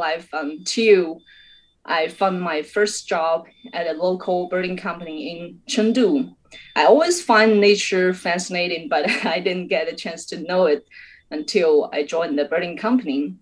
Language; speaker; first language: English; non-native, fluent; Chinese